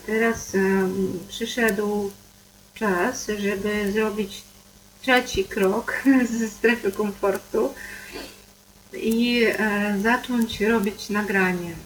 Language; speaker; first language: Polish; non-native, fluent; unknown